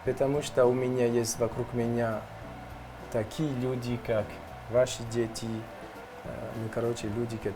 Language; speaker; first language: Russian; non-native, learner; French